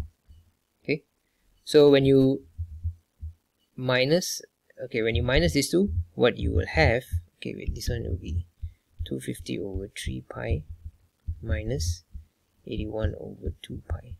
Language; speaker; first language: English; non-native, local second language; Malay